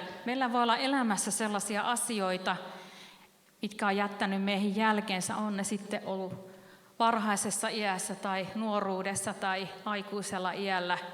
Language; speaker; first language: Finnish; native; Finnish